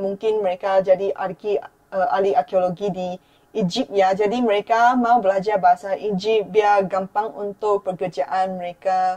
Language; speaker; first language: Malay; non-native, fluent; Chinese